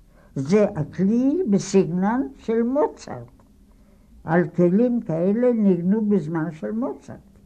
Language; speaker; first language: Hebrew; non-native, fluent; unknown